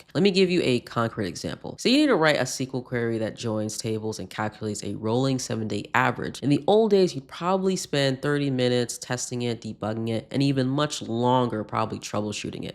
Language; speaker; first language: English; native; English